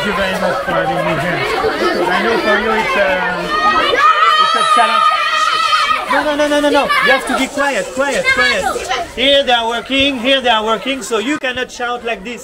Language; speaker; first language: English; non-native, fluent; French